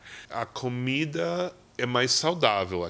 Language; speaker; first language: Portuguese; non-native, fluent; English